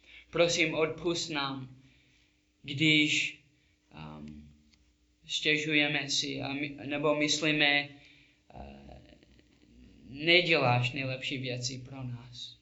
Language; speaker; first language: Czech; non-native, learner; English